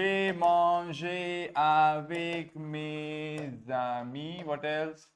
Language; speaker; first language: French; non-native, fluent; Hindi